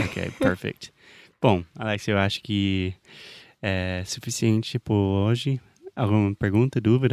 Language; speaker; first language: Portuguese; non-native, fluent; English